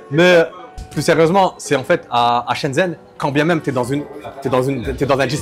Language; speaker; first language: French; native; French